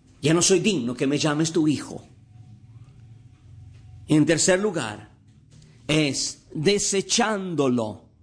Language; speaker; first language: Spanish; native; Spanish